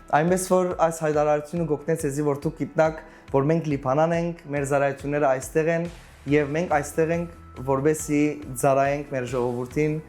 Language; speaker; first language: Armenian; native; Armenian